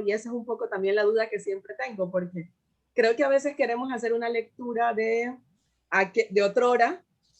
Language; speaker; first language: Spanish; native; Spanish